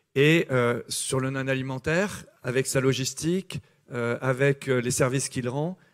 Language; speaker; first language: French; native; French